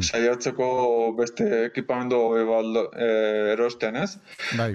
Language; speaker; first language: Basque; non-native, local second language; Spanish